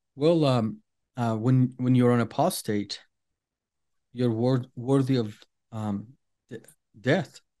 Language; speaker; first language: English; non-native, fluent; Persian